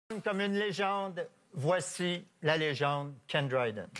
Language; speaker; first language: French; native; French